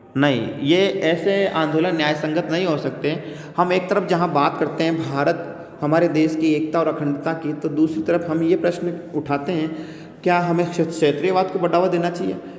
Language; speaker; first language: Hindi; native; Hindi